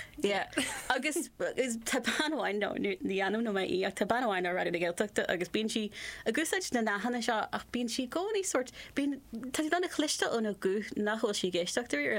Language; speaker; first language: Irish; non-native, local second language; English